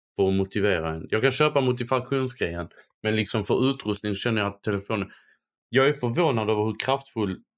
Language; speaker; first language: Swedish; non-native, fluent; Arabic